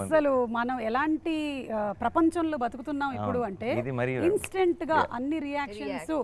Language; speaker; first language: Telugu; native; Telugu